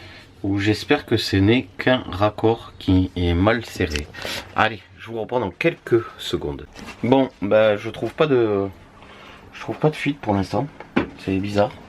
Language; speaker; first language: French; native; French